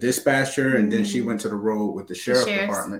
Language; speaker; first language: English; native; English